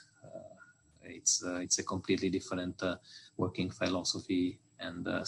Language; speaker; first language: English; non-native, fluent; Italian